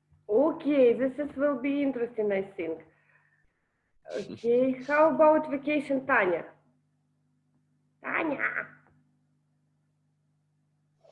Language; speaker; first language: English; non-native, learner; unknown